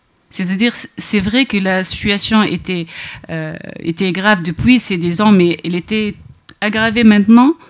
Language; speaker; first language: French; non-native, local second language; Arabic